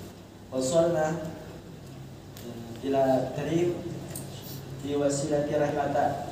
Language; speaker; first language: Arabic; non-native, learner; Indonesian